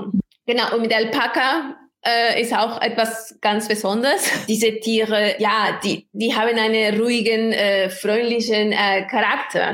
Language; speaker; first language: German; non-native, fluent; Spanish